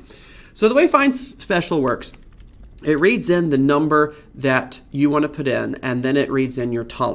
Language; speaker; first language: English; native; English